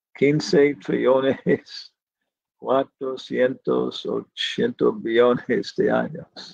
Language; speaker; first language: Spanish; non-native, fluent; English